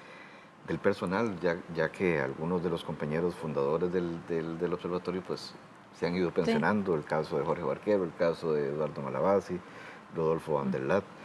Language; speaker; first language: Spanish; native; Spanish